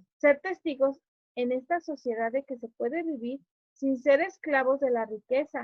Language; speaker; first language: Spanish; native; Spanish